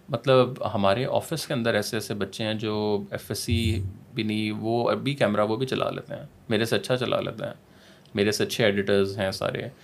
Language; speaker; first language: Urdu; native; Urdu